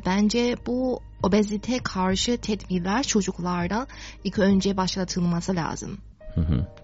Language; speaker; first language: Turkish; non-native, fluent; Chinese